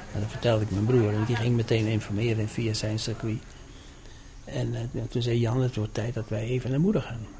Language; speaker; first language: Dutch; early bilingual, other home language; Indonesian